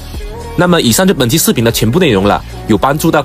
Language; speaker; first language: Chinese; native; Chinese